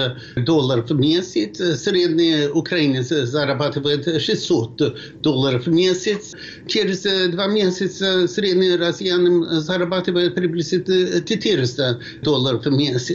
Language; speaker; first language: Russian; non-native, fluent; Swedish